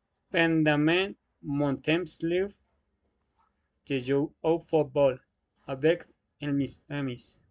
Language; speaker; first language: French; non-native, learner; Spanish